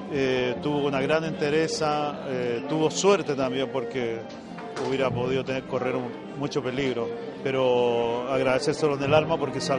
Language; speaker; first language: Spanish; native; Spanish